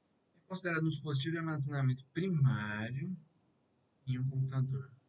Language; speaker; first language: Portuguese; native; Portuguese